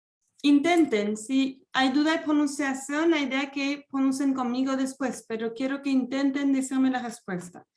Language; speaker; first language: Spanish; non-native, fluent; French